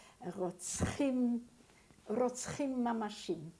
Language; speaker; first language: Hebrew; non-native, fluent; Yiddish